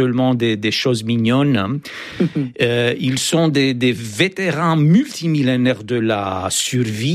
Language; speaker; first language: French; non-native, fluent; Romanian